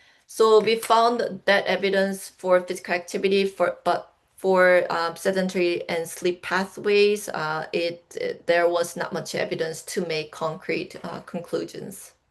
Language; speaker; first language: English; non-native, fluent; Korean